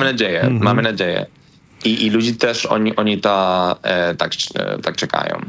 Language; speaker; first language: Polish; non-native, learner; Spanish